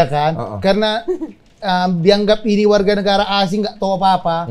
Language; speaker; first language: Indonesian; native; Indonesian